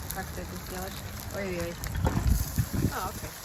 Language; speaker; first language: Russian; early bilingual, heritage; Russian